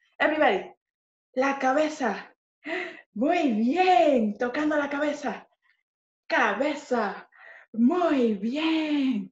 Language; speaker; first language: Spanish; non-native, fluent; English